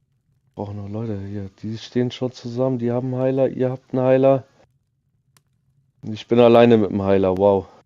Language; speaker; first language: German; native; German